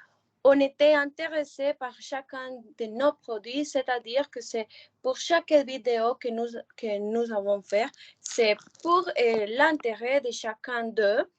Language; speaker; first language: French; non-native, learner; Spanish